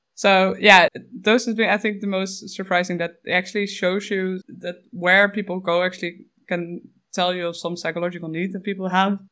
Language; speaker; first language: English; non-native, fluent; Dutch